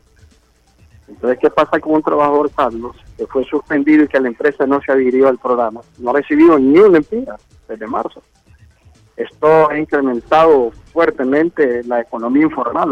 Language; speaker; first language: Spanish; native; Spanish